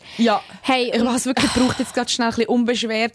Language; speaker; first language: German; native; German